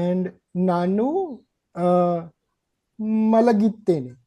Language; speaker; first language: Kannada; non-native, learner; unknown